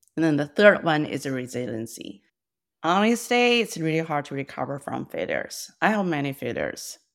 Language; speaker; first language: English; non-native, fluent; Chinese